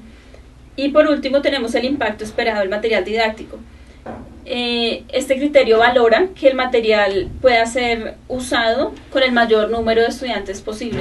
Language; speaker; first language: Spanish; native; Spanish